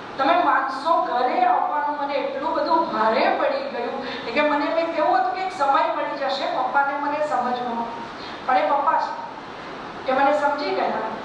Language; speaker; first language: Gujarati; native; Gujarati